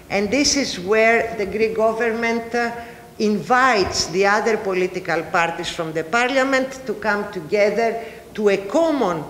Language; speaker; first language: English; non-native, fluent; Greek